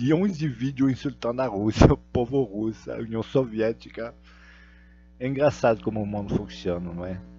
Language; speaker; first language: Portuguese; non-native, fluent; Russian